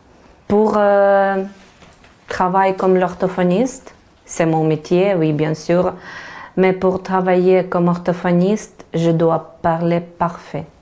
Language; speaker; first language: French; non-native, learner; Ukrainian